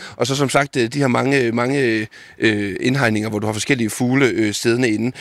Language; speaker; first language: Danish; native; Danish